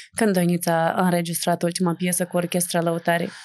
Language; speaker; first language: Romanian; native; Romanian